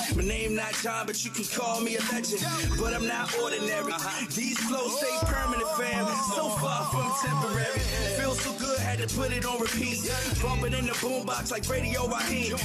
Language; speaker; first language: English; native; English